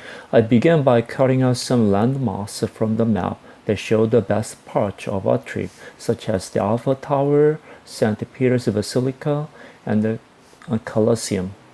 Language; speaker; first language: English; non-native, fluent; Korean